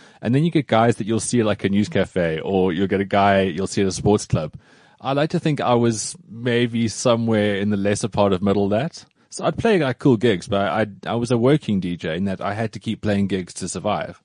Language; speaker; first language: English; native; English